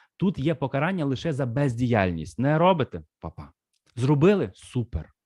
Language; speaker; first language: Ukrainian; non-native, local second language; Russian